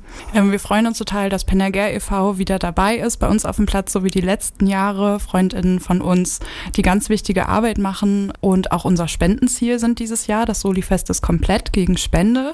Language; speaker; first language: German; native; German